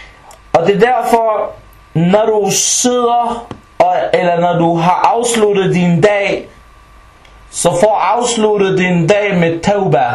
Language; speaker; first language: Danish; early bilingual, other home language; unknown